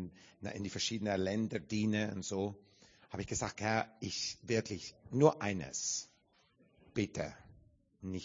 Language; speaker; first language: German; non-native, learner; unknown